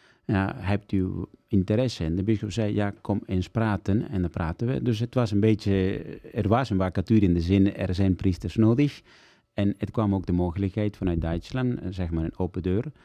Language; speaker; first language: Dutch; non-native, fluent; Italian